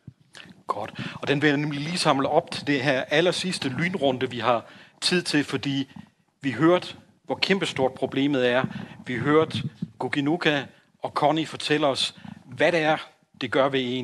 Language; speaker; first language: Danish; native; Danish